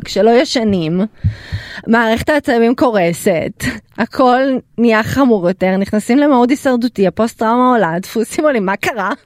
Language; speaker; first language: Hebrew; early bilingual, other home language; Russian